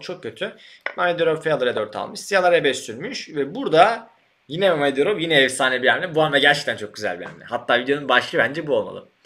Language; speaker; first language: Turkish; native; Turkish